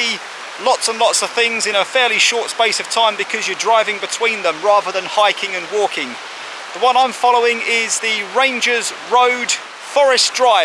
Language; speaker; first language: English; native; English